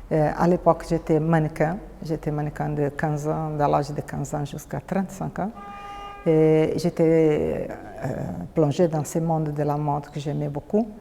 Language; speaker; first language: French; non-native, fluent; Portuguese